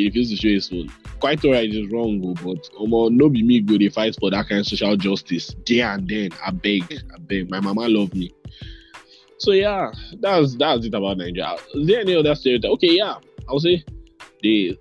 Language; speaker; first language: English; non-native, local second language; Yoruba